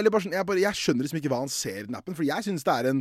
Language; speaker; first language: Norwegian; native; Norwegian